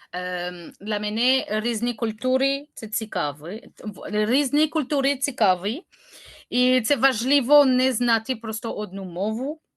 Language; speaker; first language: Ukrainian; non-native, learner; French